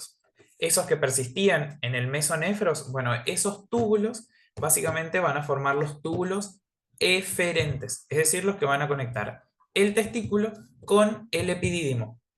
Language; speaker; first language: Spanish; native; Spanish